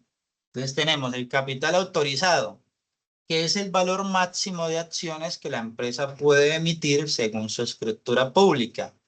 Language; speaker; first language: Spanish; native; Spanish